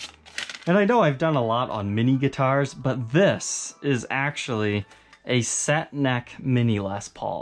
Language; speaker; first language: English; native; English